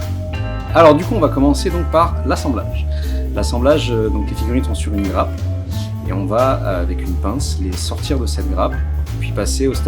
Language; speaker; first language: French; native; French